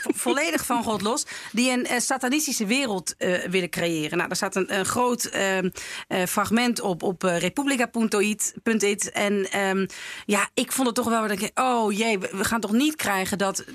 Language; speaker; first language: Dutch; native; Dutch